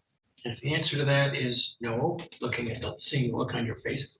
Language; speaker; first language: English; native; English